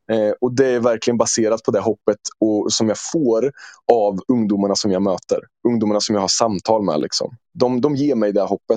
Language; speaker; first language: Swedish; early bilingual, other home language; Turkish